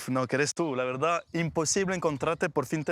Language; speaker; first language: Spanish; non-native, fluent; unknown